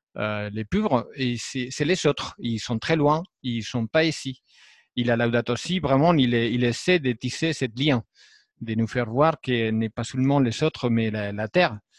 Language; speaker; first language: French; non-native, fluent; Spanish